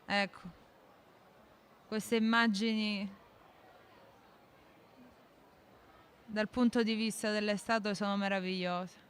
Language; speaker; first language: Italian; native; Italian